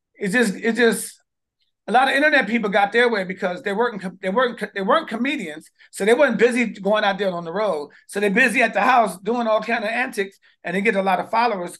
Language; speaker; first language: English; native; English